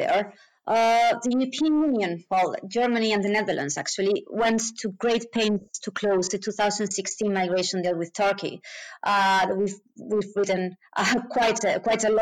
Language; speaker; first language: English; non-native, fluent; Spanish